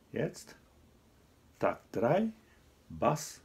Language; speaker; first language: German; non-native, learner; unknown